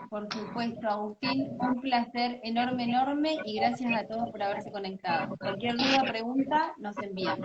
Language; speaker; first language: Spanish; native; Spanish